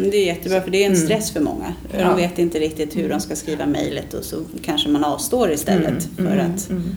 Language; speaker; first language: Swedish; native; Swedish